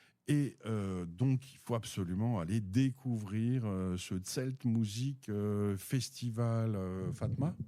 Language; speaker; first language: French; native; French